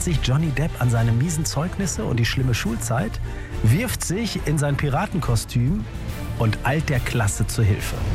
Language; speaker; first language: German; native; German